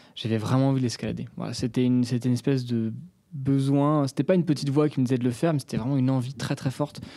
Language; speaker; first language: French; native; French